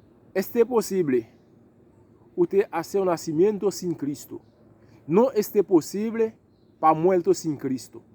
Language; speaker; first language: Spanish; non-native, learner; Haitian Creole